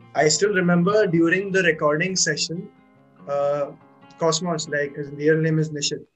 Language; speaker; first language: English; non-native, local second language; Hindi